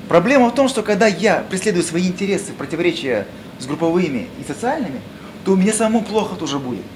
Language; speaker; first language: Russian; non-native, local second language; Kazakh